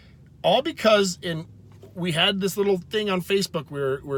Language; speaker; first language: English; native; English